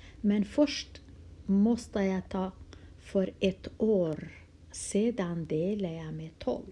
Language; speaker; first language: Swedish; non-native, fluent; Kurdish